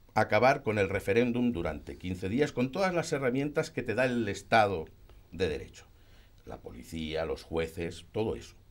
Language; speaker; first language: Spanish; non-native, local second language; Catalan